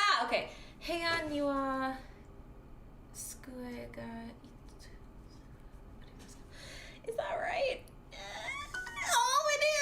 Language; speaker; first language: Japanese; non-native, learner; English